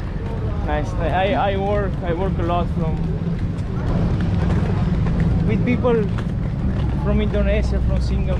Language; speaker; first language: English; non-native, fluent; Romanian